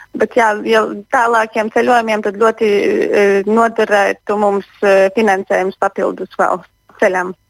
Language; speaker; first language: Latvian; native; Latvian